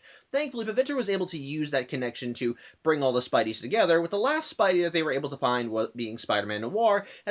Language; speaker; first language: English; native; English